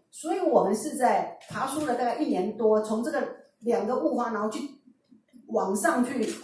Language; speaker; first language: Chinese; native; Chinese